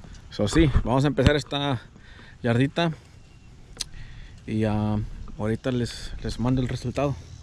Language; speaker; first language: Spanish; early bilingual, heritage; Spanish